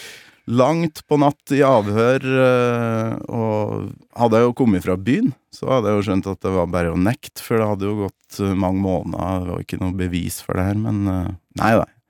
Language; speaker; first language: Norwegian; native; Norwegian